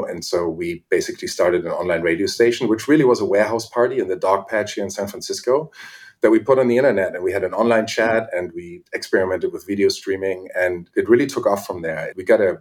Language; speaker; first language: English; non-native, fluent; German